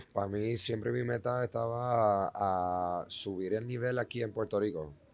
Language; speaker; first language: Spanish; non-native, fluent; Dutch